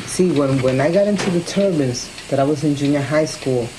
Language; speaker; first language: English; early bilingual, other home language; Spanish